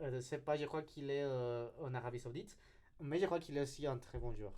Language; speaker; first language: French; non-native, learner; Spanish